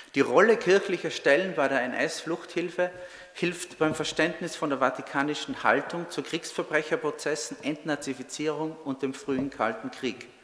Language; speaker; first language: German; native; German